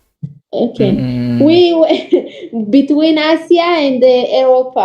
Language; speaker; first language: English; non-native, learner; Hebrew